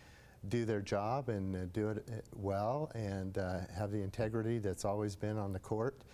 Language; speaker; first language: English; native; English